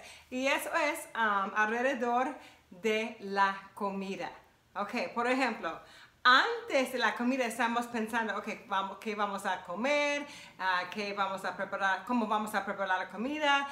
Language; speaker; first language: Spanish; non-native, fluent; English